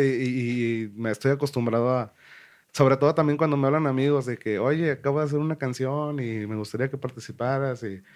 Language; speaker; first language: Spanish; native; Spanish